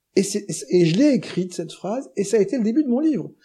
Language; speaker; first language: French; native; French